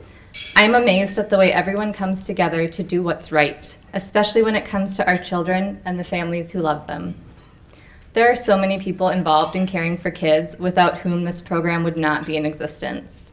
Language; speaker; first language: English; native; English